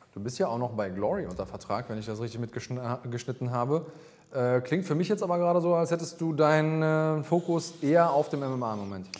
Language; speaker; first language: German; native; German